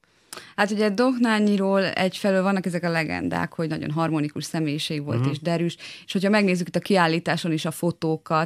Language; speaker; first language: Hungarian; native; Hungarian